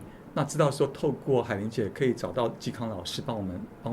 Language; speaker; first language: Chinese; native; Chinese